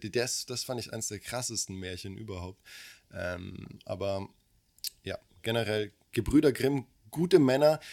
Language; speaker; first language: German; early bilingual, other home language; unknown